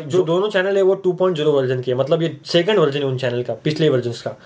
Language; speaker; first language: Hindi; non-native, local second language; Marathi